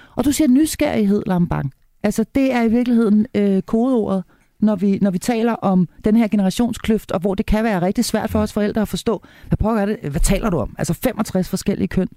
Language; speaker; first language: Danish; native; Danish